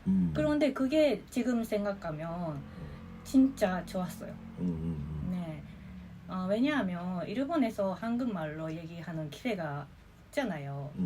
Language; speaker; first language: Korean; non-native, fluent; Japanese